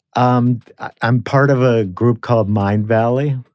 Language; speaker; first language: English; native; English